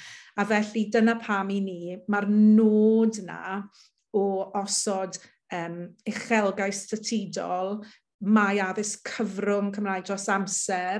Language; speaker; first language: Welsh; native; Welsh